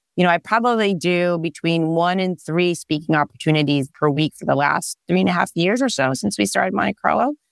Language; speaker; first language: English; non-native, fluent; Hebrew